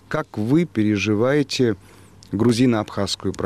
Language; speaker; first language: Russian; native; Russian